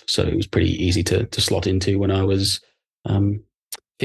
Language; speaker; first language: English; native; English